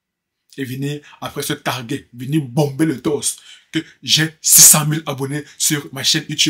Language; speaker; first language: French; native; French